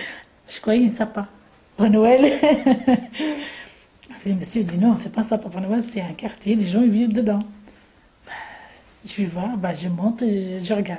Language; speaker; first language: French; non-native, local second language; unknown